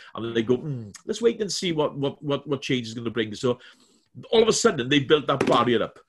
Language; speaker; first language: English; native; English